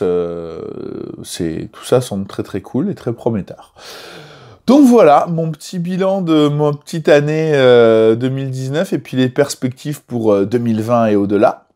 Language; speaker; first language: French; native; French